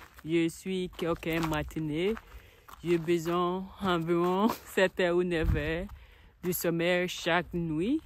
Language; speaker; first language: French; non-native, learner; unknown